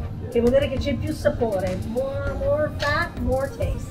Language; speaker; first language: Italian; non-native, fluent; English